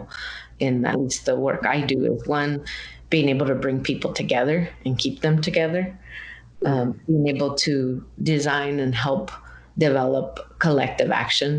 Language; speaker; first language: English; native; English